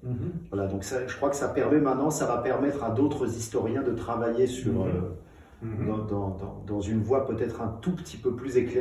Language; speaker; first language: French; native; French